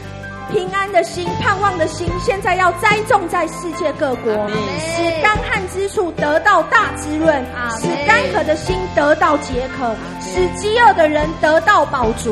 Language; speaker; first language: Chinese; native; Chinese